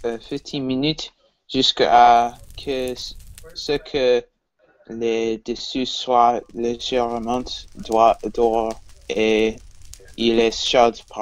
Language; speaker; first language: French; non-native, learner; English